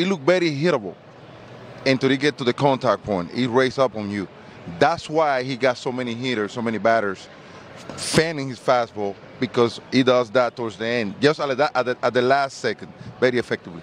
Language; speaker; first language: English; non-native, fluent; Spanish